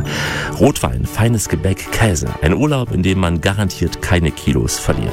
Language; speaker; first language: German; native; German